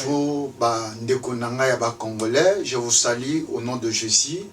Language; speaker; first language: French; non-native, local second language; Lingala